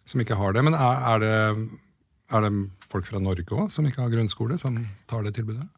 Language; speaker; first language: Norwegian; native; Norwegian